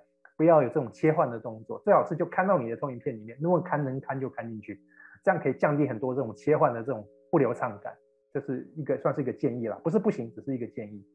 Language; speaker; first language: Chinese; native; Chinese